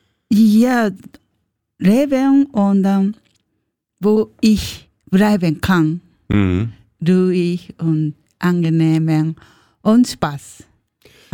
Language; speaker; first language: German; non-native, learner; Japanese